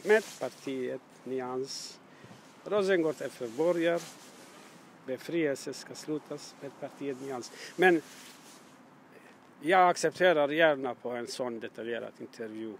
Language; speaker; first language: Swedish; non-native, learner; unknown